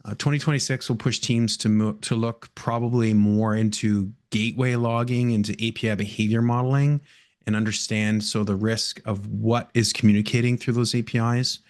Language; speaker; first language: English; native; English